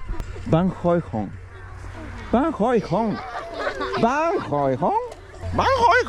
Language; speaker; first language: Vietnamese; non-native, learner; Arabic